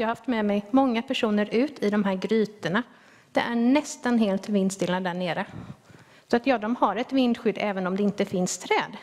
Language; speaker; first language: Swedish; native; Swedish